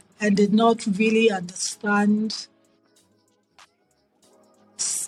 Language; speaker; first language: English; non-native, local second language; Akan